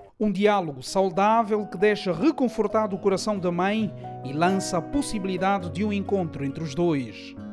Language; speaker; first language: Portuguese; native; Portuguese